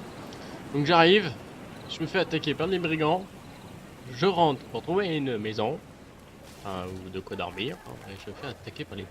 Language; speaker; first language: French; native; French